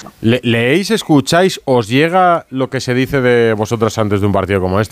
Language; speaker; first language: Spanish; native; Spanish